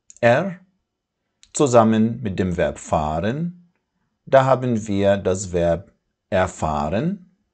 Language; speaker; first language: German; non-native, fluent; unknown